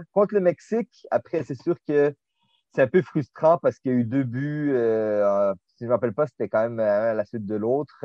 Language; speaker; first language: French; native; French